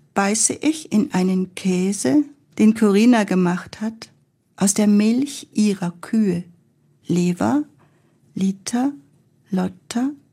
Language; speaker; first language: German; native; German